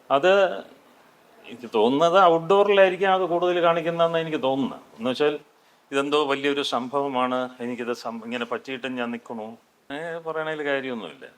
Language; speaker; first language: Malayalam; native; Malayalam